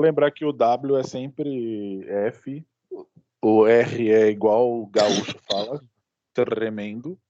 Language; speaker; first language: Portuguese; native; Portuguese